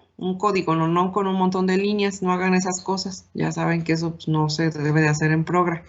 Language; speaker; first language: Spanish; native; Spanish